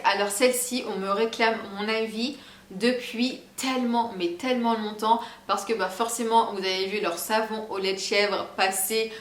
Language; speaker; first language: French; native; French